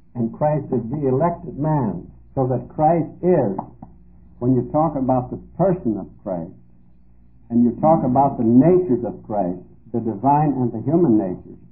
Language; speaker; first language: English; early bilingual, other home language; Dutch